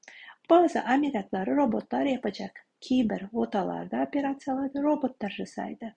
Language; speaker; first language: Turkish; non-native, fluent; Kazakh